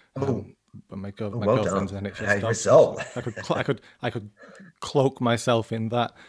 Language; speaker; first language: English; native; English